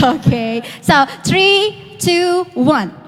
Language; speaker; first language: English; non-native, fluent; Indonesian